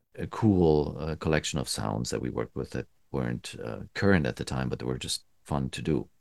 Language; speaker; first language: English; non-native, fluent; German